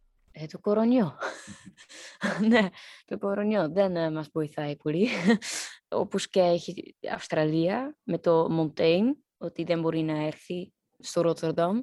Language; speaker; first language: Greek; early bilingual, heritage; Dutch